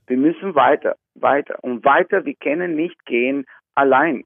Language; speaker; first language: German; non-native, learner; Albanian